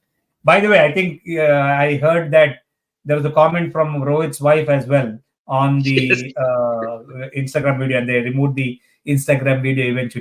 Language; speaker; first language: English; non-native, local second language; Hindi